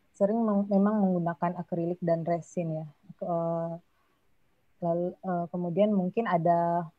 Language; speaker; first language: Indonesian; non-native, local second language; Minangkabau